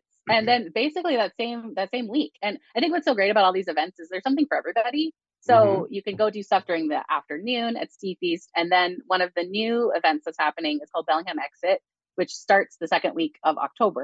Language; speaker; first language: English; native; English